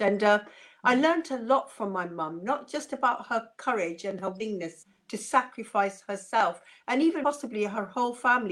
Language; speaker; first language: English; non-native, local second language; Punjabi